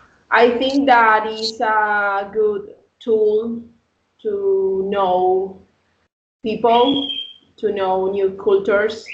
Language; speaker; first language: English; non-native, learner; Spanish